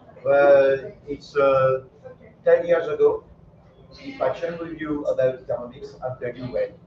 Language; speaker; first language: English; non-native, learner; French